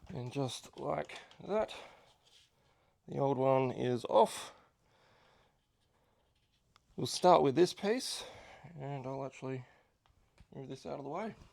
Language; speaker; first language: English; native; English